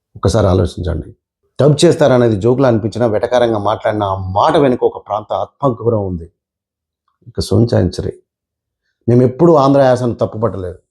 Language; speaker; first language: Telugu; native; Telugu